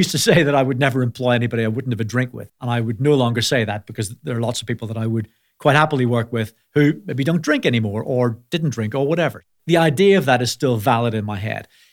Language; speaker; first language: English; native; English